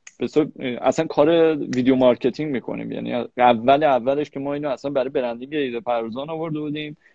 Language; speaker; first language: Persian; native; Persian